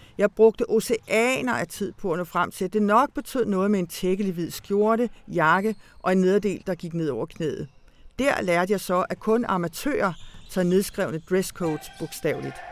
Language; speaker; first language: Danish; early bilingual, other home language; Hungarian